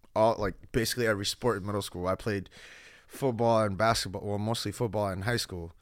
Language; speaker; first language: English; early bilingual, other home language; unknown